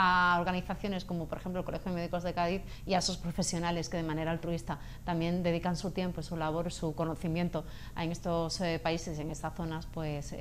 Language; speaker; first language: Spanish; native; Spanish